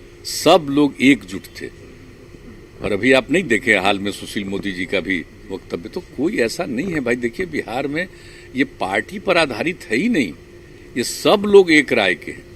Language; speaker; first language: Hindi; native; Hindi